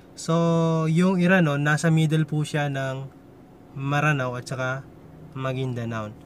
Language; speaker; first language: Filipino; non-native, local second language; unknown